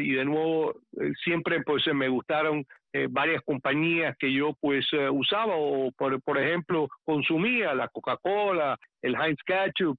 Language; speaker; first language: Spanish; early bilingual, heritage; Spanish